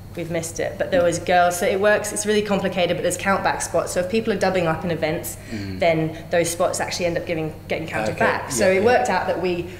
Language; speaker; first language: English; native; English